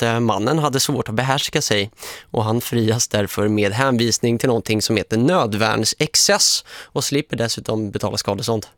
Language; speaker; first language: Swedish; native; Swedish